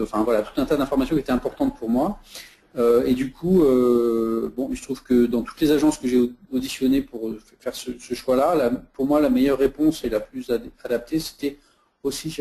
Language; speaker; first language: French; native; French